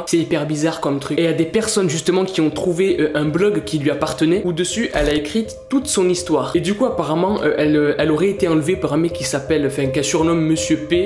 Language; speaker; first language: French; native; French